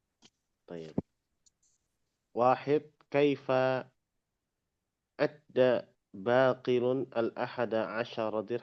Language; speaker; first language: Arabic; non-native, fluent; Indonesian